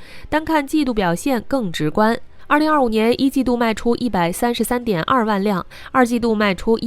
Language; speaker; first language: Chinese; native; Chinese